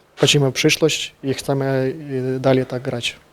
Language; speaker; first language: Polish; non-native, learner; Ukrainian